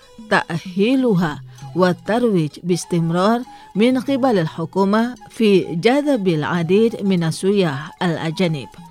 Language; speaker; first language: Arabic; non-native, fluent; Indonesian